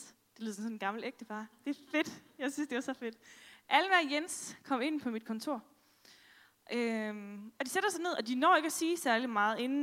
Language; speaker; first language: Danish; native; Danish